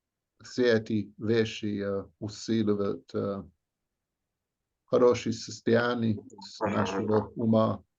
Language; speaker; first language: Russian; non-native, fluent; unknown